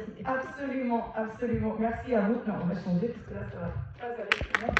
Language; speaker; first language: French; native; French